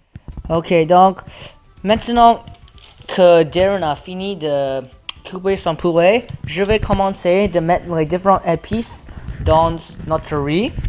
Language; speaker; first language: French; non-native, learner; English